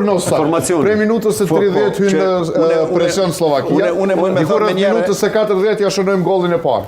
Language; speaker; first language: Albanian; native; Albanian